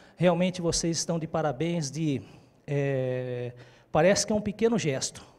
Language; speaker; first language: Portuguese; native; Portuguese